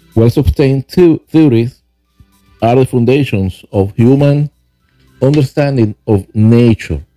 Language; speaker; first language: English; non-native, fluent; Spanish